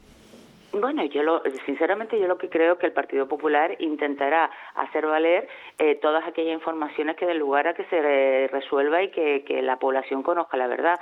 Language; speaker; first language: Spanish; native; Spanish